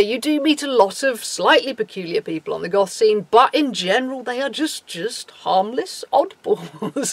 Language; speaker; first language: English; native; English